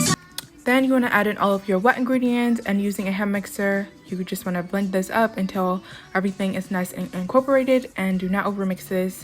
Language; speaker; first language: English; native; English